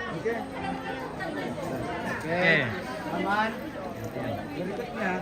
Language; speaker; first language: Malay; non-native, local second language; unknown